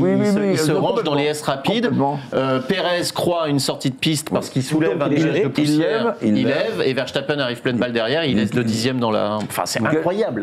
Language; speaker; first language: French; native; French